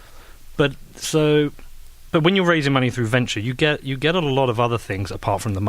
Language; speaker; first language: English; native; English